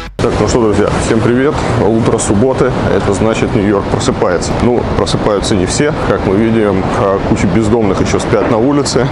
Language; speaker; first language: Russian; native; Russian